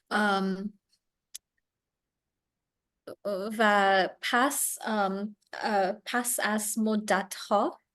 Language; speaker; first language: Persian; non-native, learner; English